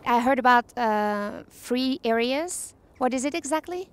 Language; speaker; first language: English; non-native, fluent; French